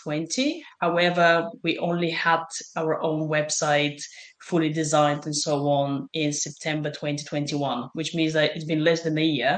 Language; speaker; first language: English; non-native, fluent; Bulgarian